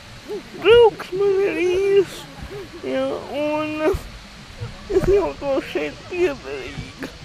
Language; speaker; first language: Latvian; non-native, local second language; Russian